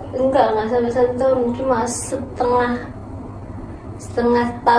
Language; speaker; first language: Indonesian; native; Indonesian